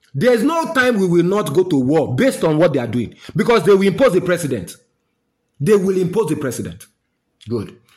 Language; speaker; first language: English; non-native, local second language; Yoruba